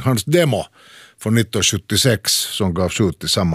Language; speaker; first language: Swedish; native; Swedish